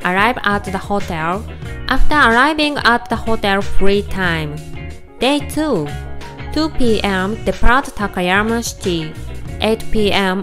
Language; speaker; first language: English; non-native, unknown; Japanese